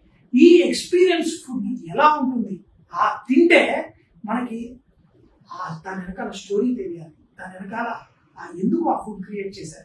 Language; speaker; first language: Telugu; native; Telugu